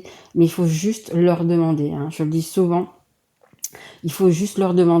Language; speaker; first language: French; native; French